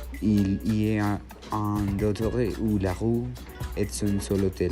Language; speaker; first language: French; non-native, learner; Spanish